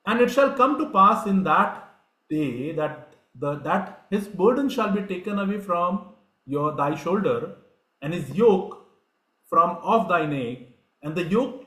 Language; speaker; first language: English; non-native, local second language; Marathi